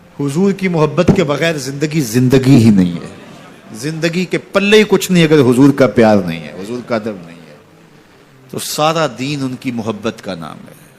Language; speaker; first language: Urdu; non-native, local second language; Punjabi